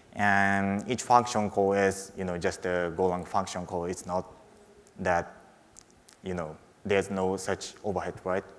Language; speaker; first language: English; non-native, fluent; Japanese